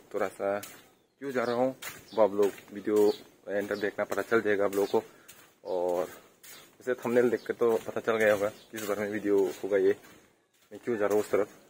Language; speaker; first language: Hindi; non-native, local second language; Kok Borok